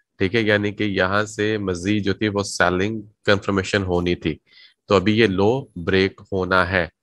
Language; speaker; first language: Urdu; native; Urdu